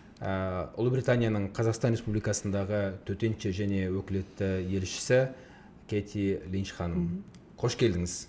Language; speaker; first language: Kazakh; native; Kazakh